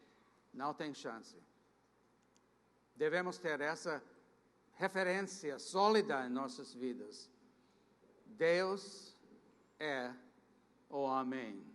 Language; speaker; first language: Portuguese; non-native, fluent; English